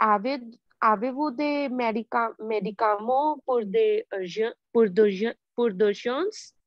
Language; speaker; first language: French; non-native, learner; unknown